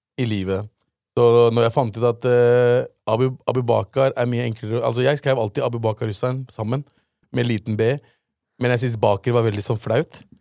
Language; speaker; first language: Norwegian; early bilingual, other home language; Urdu